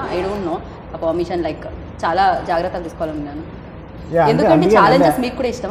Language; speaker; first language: Telugu; native; Telugu